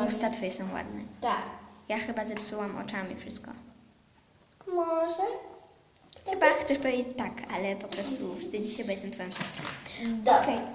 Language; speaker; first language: Polish; early bilingual, heritage; Polish